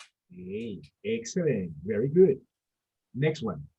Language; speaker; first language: English; non-native, fluent; Spanish